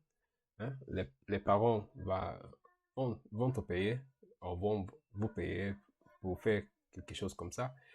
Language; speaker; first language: French; non-native, learner; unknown